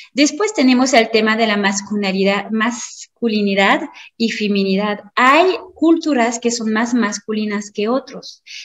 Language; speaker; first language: Spanish; non-native, fluent; French